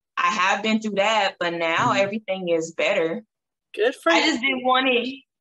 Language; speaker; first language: English; native; English